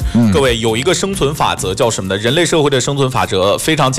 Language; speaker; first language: Chinese; native; Chinese